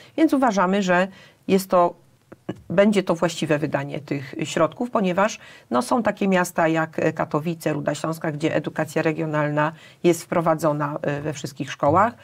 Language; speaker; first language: Polish; native; Polish